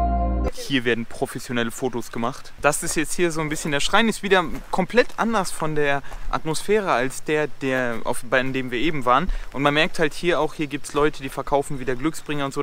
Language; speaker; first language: German; native; German